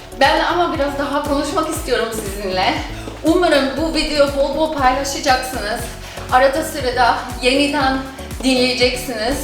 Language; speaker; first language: Turkish; non-native, fluent; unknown